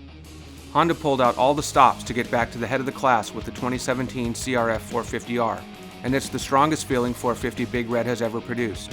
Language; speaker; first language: English; native; English